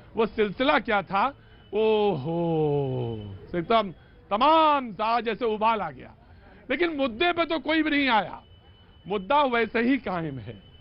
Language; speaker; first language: Hindi; native; Hindi